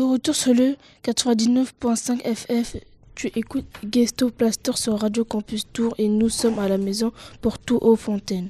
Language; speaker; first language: French; native; French